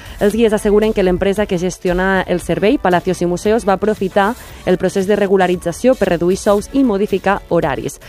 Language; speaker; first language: Catalan; native; Catalan